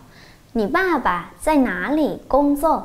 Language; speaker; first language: Chinese; non-native, fluent; Vietnamese